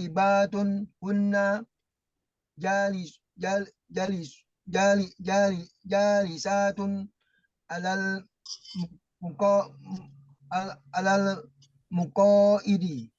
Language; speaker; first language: Arabic; non-native, learner; Indonesian